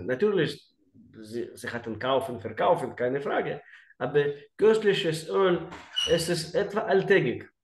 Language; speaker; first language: German; non-native, learner; Russian